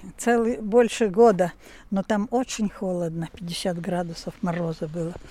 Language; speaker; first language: Russian; non-native, local second language; Polish